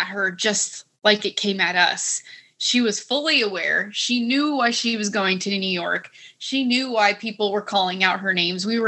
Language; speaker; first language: English; native; English